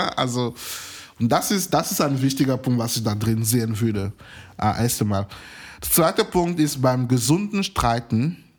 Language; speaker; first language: German; non-native, fluent; French